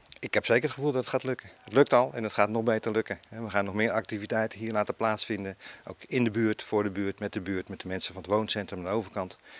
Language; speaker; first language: Dutch; native; Dutch